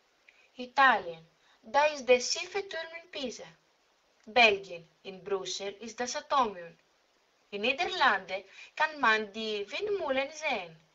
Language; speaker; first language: German; non-native, learner; Greek